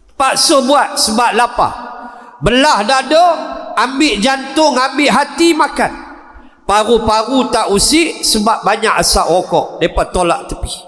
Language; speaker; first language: Malay; native; Malay